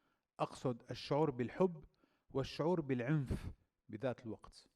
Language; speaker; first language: Arabic; native; Arabic